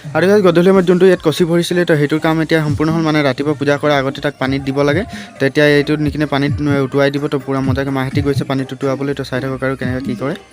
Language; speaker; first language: Assamese; non-native, local second language; Bhojpuri